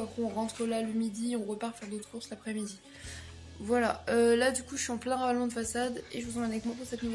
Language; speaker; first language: French; native; French